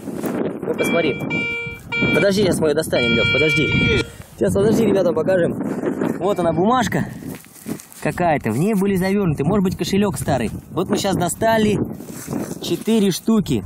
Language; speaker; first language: Russian; native; Russian